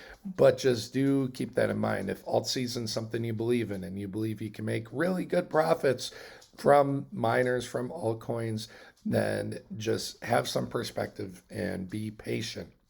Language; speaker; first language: English; native; English